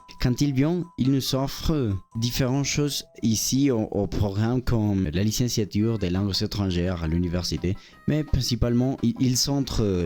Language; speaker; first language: French; non-native, learner; Spanish